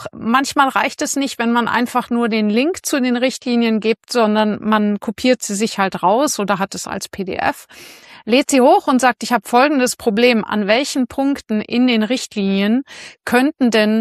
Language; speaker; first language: German; native; German